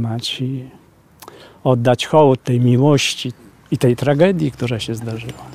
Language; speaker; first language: Polish; native; Polish